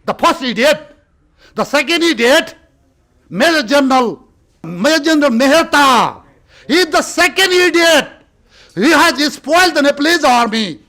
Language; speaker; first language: English; non-native, local second language; Nepali